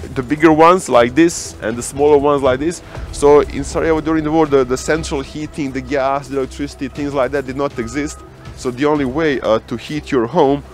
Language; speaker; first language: English; early bilingual, other home language; Bosnian